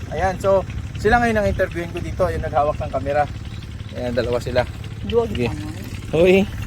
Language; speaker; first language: Filipino; native; Filipino